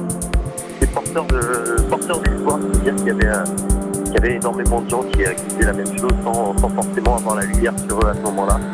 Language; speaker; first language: French; native; French